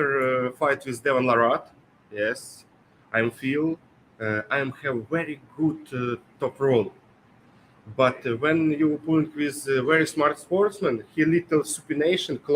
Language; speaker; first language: English; non-native, learner; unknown